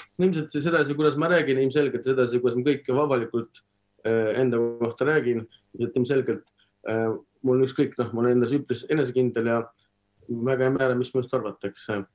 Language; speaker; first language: Estonian; non-native, local second language; Russian